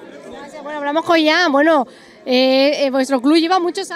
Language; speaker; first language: Spanish; native; Spanish